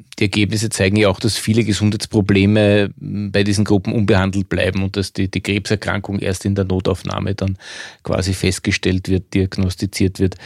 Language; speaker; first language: German; native; German